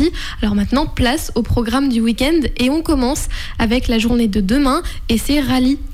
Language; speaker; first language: French; native; French